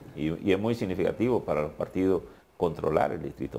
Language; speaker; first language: Spanish; native; Spanish